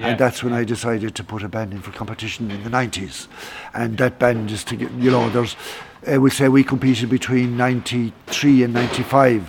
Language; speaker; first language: English; native; English